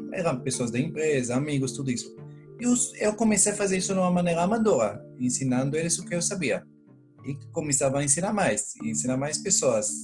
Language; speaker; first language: Portuguese; non-native, fluent; Hebrew